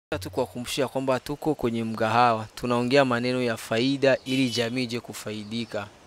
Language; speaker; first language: Swahili; native; Swahili